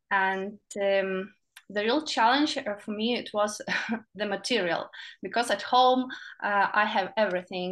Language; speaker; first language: English; non-native, learner; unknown